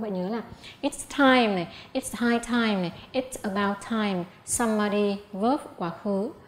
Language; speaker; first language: English; non-native, fluent; Vietnamese